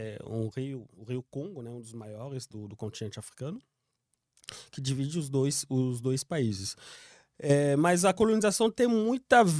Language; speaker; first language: Portuguese; non-native, fluent; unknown